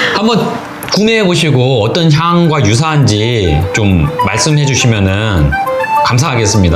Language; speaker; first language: Korean; native; Korean